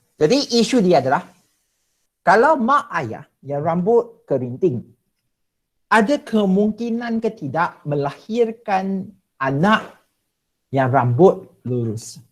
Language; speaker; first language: Malay; non-native, local second language; Chinese